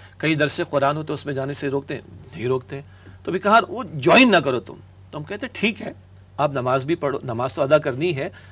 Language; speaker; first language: Urdu; native; Urdu